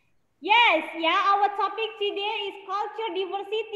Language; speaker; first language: English; non-native, learner; Indonesian